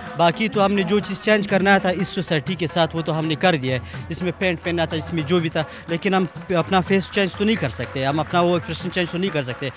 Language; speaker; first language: Urdu; non-native, local second language; Pashto